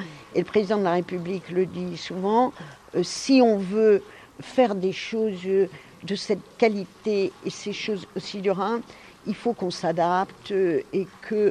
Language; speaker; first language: French; native; French